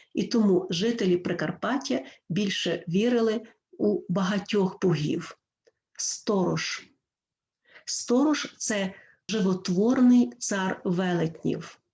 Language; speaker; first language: Ukrainian; native; Ukrainian